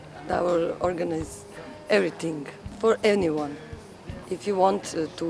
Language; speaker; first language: English; non-native, learner; Croatian